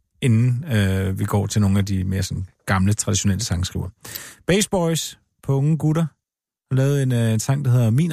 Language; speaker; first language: Danish; native; Danish